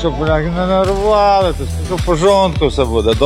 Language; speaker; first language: Polish; non-native, learner; Ukrainian